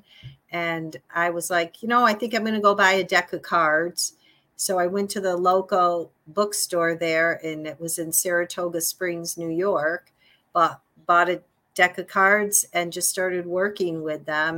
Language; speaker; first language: English; native; English